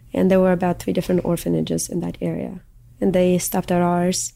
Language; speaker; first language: English; early bilingual, other home language; Russian